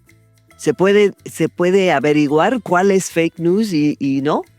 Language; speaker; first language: Spanish; non-native, fluent; English